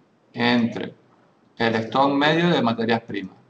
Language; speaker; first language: Spanish; native; Spanish